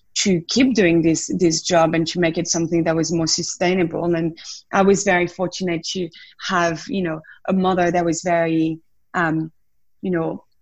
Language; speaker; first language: English; non-native, fluent; French